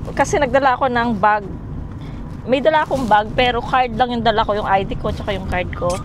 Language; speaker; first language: Filipino; native; Filipino